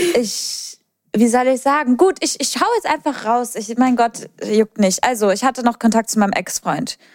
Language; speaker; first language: German; early bilingual, other home language; Polish